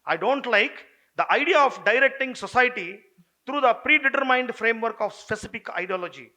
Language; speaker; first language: English; non-native, local second language; Kannada